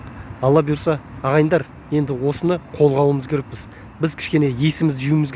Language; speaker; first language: Kazakh; native; Kazakh